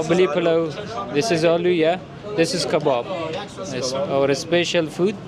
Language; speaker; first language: English; non-native, learner; Persian